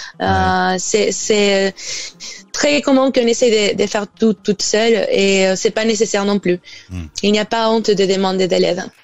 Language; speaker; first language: French; non-native, fluent; Spanish